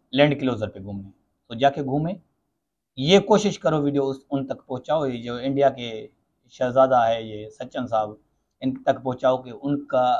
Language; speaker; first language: Urdu; non-native, local second language; Sindhi